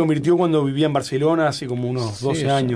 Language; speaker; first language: Spanish; native; Spanish